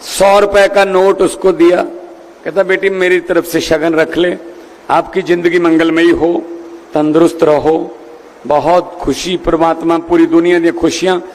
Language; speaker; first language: Hindi; non-native, local second language; Punjabi